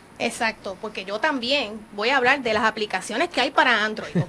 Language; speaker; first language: Spanish; native; Spanish